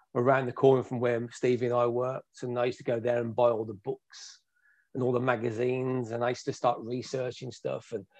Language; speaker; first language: English; native; English